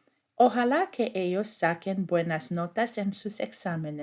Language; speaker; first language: Spanish; non-native, fluent; English